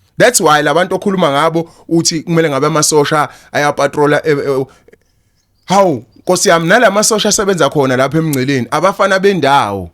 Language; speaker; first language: Zulu; native; Zulu